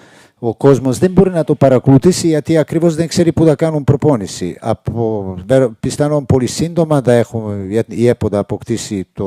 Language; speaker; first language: Greek; non-native, fluent; Serbian